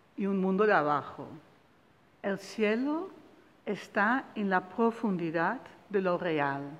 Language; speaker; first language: Spanish; non-native, fluent; Dutch